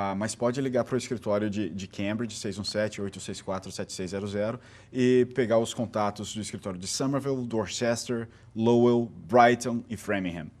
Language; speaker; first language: Portuguese; native; Portuguese